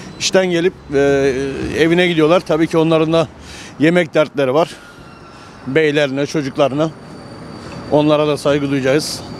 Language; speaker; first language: Turkish; native; Turkish